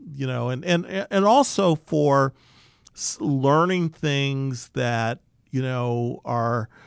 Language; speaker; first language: English; native; English